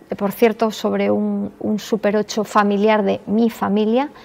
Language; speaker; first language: Spanish; non-native, local second language; Galician